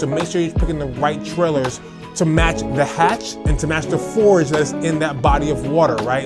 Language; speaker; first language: English; native; English